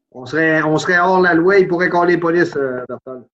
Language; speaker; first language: French; native; French